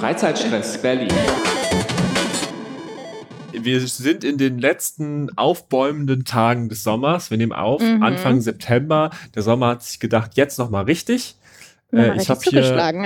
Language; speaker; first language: German; native; German